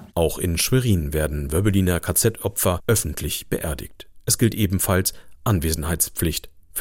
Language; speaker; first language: German; native; German